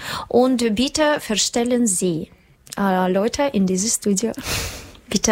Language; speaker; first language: German; non-native, learner; Russian